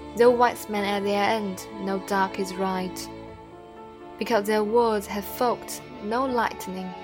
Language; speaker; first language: English; non-native, fluent; Chinese